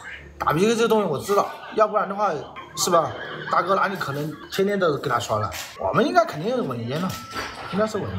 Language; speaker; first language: Chinese; native; Chinese